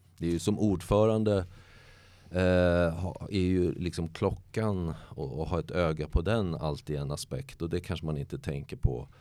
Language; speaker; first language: Swedish; native; Swedish